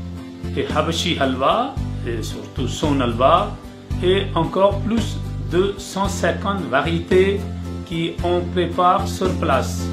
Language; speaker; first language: French; non-native, learner; Urdu